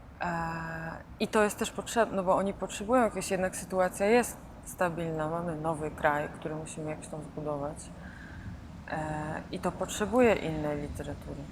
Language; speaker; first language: Polish; native; Polish